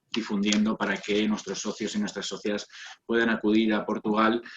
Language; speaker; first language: Spanish; native; Spanish